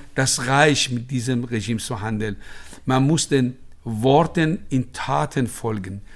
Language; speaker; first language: German; non-native, fluent; Persian